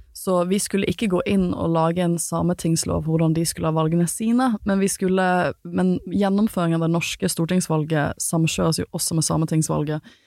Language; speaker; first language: Norwegian; native; Norwegian